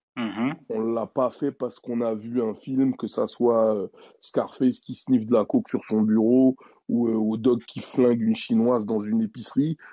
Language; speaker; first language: French; native; French